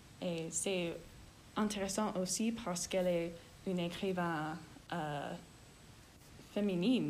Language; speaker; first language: French; non-native, learner; English